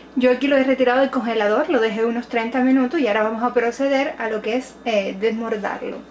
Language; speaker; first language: Spanish; native; Spanish